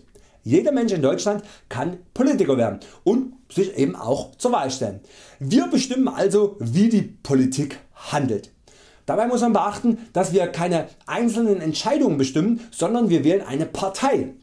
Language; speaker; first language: German; native; German